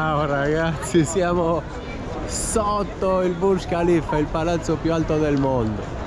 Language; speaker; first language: Italian; native; Italian